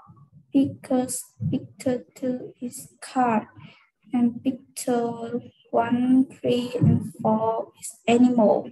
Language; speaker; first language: English; non-native, learner; Vietnamese